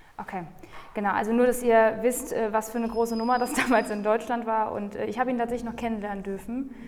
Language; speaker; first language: German; native; German